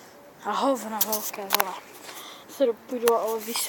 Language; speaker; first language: Czech; native; Czech